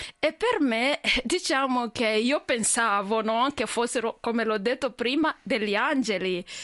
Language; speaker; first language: Italian; non-native, fluent; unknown